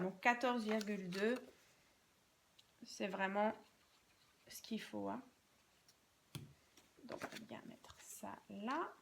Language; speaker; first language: French; native; French